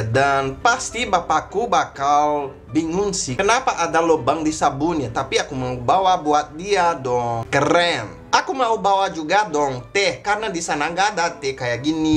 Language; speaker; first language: Indonesian; non-native, fluent; Portuguese